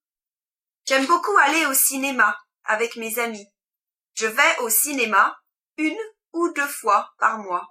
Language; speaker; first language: French; non-native, learner; English